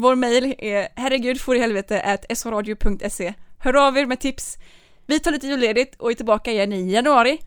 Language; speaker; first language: Swedish; native; Swedish